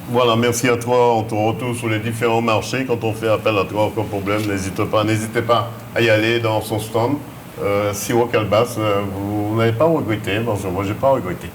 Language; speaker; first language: French; native; French